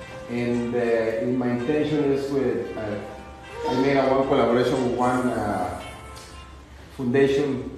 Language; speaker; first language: English; non-native, learner; Spanish